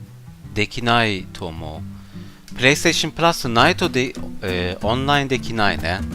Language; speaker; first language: Japanese; non-native, learner; German